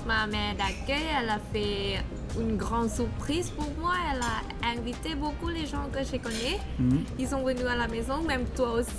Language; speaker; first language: French; non-native, learner; Thai